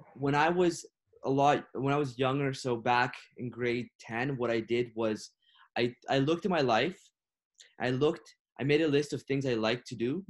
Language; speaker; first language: English; non-native, fluent; Russian